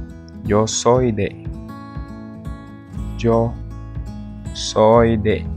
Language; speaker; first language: Spanish; non-native, fluent; Wolof